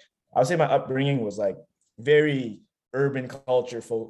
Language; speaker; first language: English; native; English